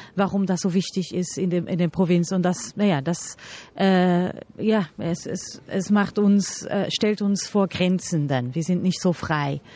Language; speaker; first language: German; non-native, fluent; Portuguese